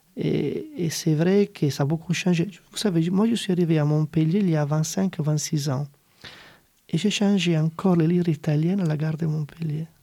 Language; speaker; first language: French; non-native, fluent; Italian